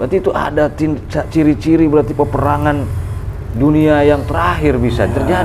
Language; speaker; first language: Indonesian; native; Indonesian